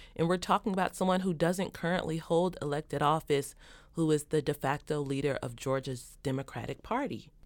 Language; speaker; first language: English; native; English